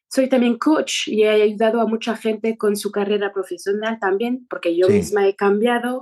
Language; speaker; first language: Spanish; non-native, fluent; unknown